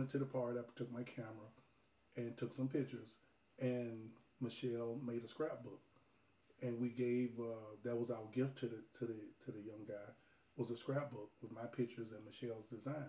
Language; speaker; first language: English; native; English